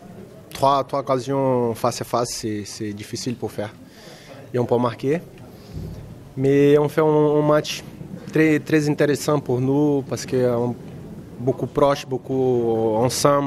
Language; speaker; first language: French; non-native, fluent; Czech